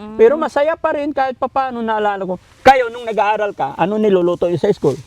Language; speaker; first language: Filipino; native; Filipino